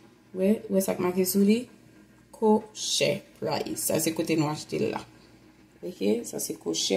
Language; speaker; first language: French; non-native, learner; Haitian Creole